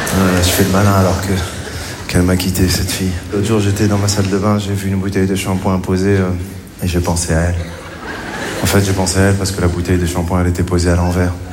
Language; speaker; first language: French; native; French